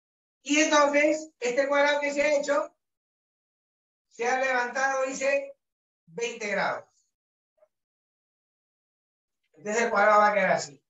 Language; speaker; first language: Spanish; native; Spanish